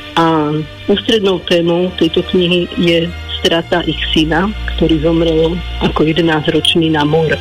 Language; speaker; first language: Slovak; native; Slovak